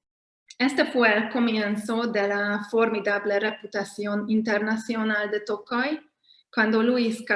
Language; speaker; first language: Spanish; non-native, fluent; Hungarian